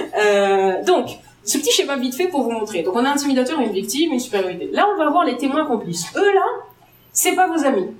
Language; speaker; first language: French; non-native, local second language; Arabic